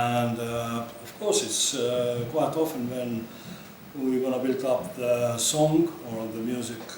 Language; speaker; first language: English; non-native, fluent; Estonian